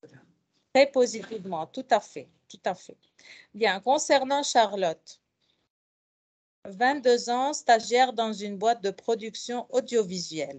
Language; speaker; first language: French; non-native, fluent; Arabic